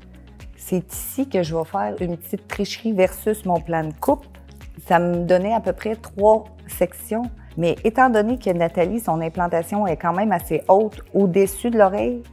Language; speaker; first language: French; native; French